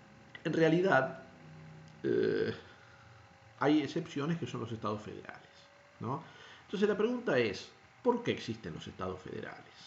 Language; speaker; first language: Spanish; native; Spanish